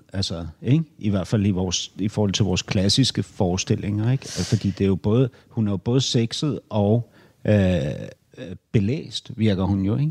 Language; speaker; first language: Danish; native; Danish